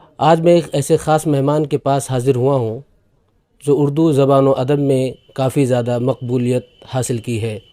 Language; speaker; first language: Urdu; native; Urdu